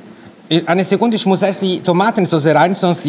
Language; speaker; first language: German; non-native, fluent; Italian